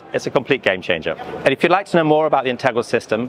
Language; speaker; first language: English; native; English